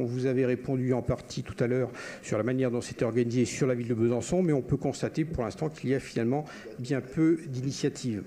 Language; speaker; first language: French; native; French